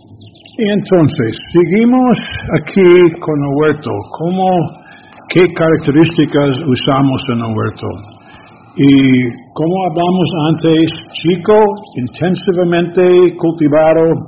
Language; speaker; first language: Spanish; non-native, learner; English